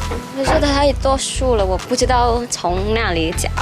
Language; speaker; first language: Chinese; non-native, learner; Vietnamese